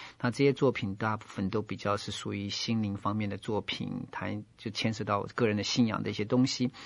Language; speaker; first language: Chinese; native; Chinese